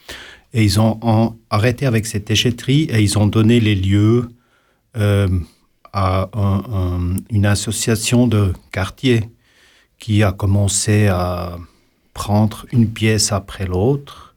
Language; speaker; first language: French; non-native, local second language; German